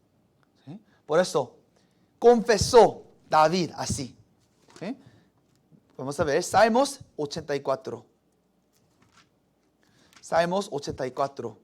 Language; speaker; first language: Spanish; non-native, fluent; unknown